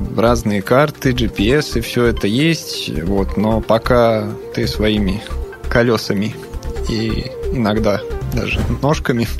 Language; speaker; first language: Russian; non-native, fluent; Serbian